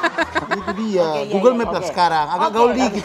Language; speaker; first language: Indonesian; native; Indonesian